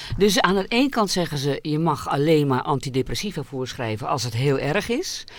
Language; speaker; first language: Dutch; native; Dutch